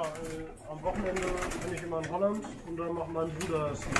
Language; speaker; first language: German; native; German